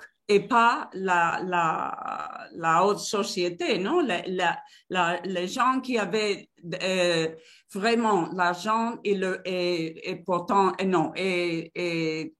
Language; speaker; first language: French; non-native, learner; Spanish